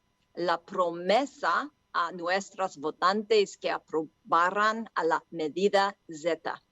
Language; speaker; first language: Spanish; non-native, learner; English